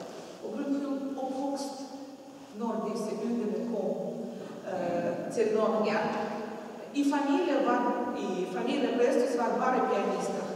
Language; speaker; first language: Norwegian; non-native, learner; Russian